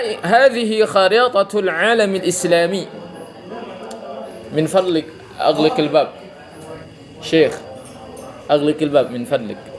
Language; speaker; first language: Arabic; non-native, fluent; Indonesian